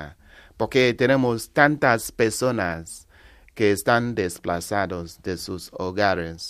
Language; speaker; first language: Spanish; non-native, learner; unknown